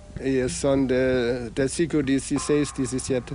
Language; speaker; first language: Spanish; non-native, fluent; German